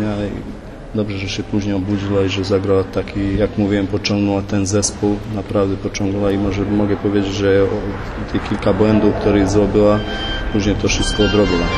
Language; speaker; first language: Polish; non-native, fluent; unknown